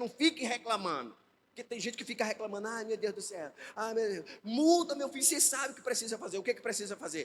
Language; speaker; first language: Portuguese; native; Portuguese